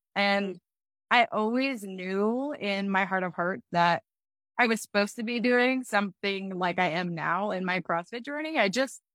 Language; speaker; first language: English; native; English